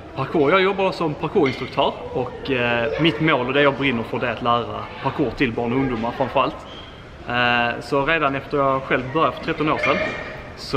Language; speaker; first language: Swedish; native; Swedish